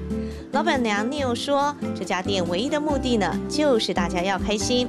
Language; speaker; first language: Chinese; native; Chinese